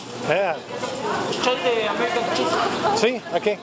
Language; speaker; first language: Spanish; non-native, learner; English